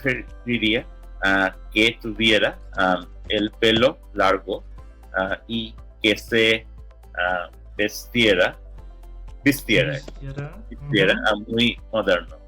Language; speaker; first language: Spanish; non-native, learner; English